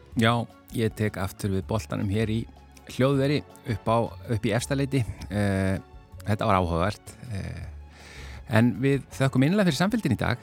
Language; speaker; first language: Icelandic; native; Icelandic